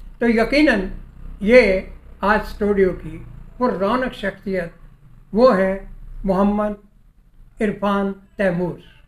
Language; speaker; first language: Urdu; non-native, local second language; Punjabi